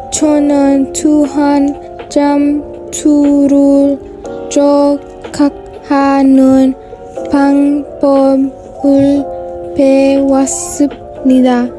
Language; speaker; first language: Korean; non-native, learner; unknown